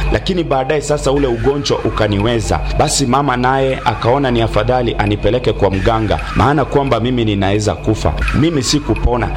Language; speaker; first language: Swahili; non-native, local second language; Kalenjin